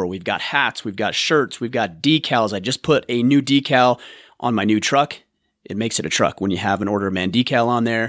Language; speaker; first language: English; native; English